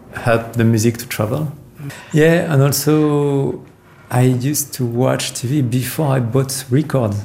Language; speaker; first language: English; non-native, fluent; French